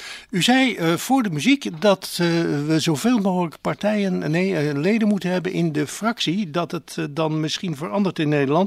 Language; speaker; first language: Dutch; native; Dutch